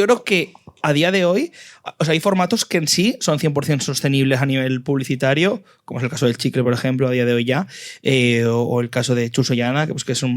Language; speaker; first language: Spanish; native; Spanish